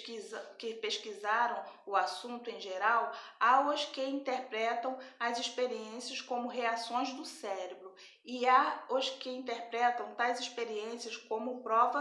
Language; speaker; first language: Portuguese; native; Portuguese